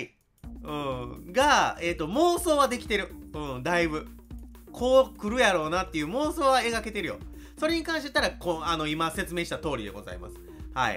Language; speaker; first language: Japanese; native; Japanese